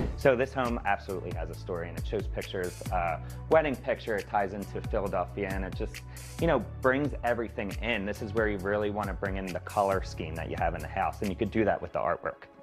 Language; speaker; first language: English; native; English